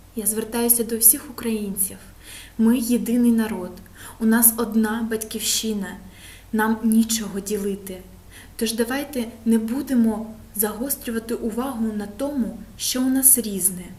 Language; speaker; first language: Ukrainian; non-native, local second language; Russian